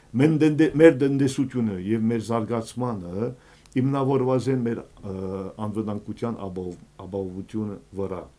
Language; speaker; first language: Armenian; early bilingual, heritage; Armenian